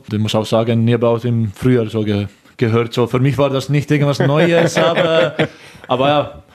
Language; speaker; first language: German; non-native, learner; Estonian